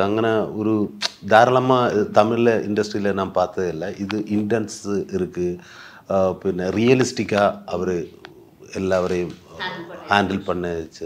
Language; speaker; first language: Tamil; non-native, learner; Malayalam